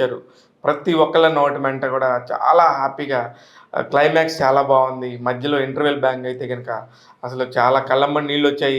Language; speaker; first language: Telugu; native; Telugu